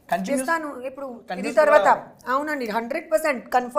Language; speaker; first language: Telugu; non-native, learner; Hindi